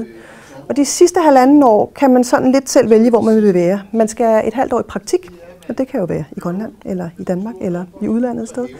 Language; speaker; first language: Danish; native; Danish